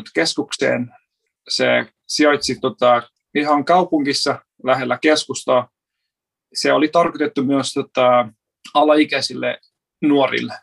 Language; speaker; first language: Finnish; non-native, fluent; Persian